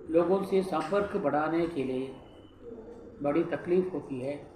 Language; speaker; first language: Hindi; non-native, local second language; Tamil